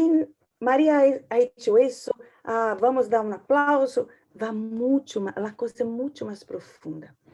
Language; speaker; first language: Portuguese; non-native, learner; Spanish